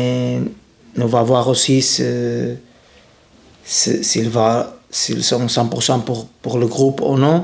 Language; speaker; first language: French; non-native, learner; Portuguese